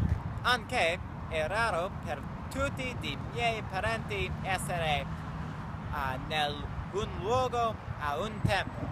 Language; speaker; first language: Italian; non-native, learner; English